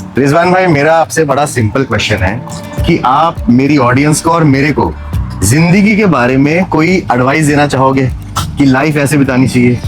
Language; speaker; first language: Hindi; native; Hindi